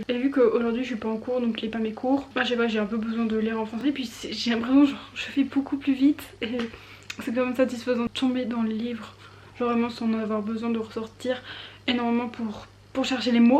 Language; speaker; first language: French; native; French